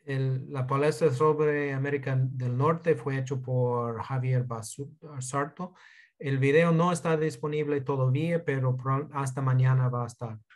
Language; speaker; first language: Spanish; non-native, fluent; English